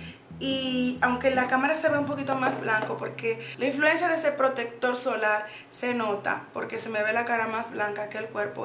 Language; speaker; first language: Spanish; native; Spanish